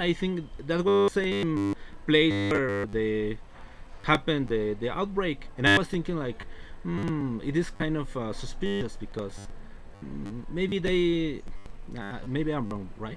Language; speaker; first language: English; non-native, learner; Spanish